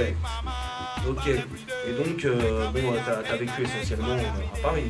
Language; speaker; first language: French; native; French